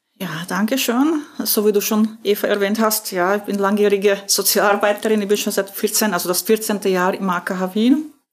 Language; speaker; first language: German; non-native, fluent; Slovak